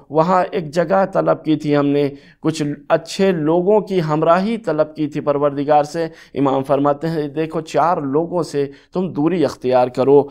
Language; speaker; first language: Urdu; native; Urdu